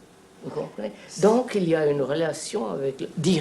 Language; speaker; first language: French; non-native, fluent; Telugu